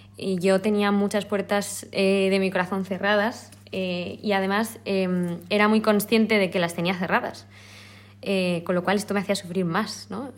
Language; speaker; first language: Spanish; native; Spanish